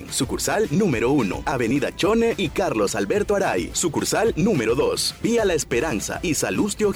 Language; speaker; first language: Spanish; native; Spanish